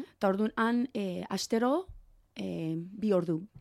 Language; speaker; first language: Basque; non-native, learner; English